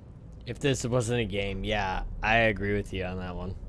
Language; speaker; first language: English; native; English